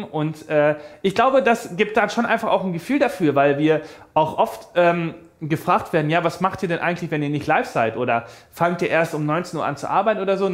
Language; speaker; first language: German; native; German